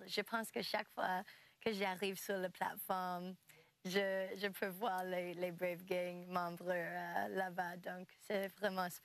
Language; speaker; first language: French; non-native, local second language; English